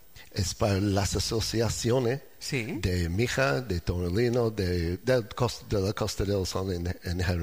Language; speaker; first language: Spanish; non-native, learner; English